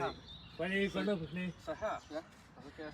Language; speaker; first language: Danish; early bilingual, other home language; Tamil